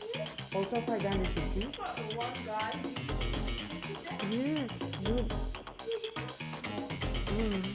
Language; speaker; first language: English; non-native, local second language; Filipino